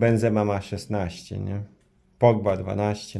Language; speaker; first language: Polish; early bilingual, heritage; Polish